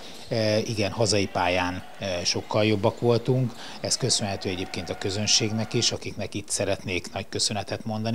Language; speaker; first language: Hungarian; native; Hungarian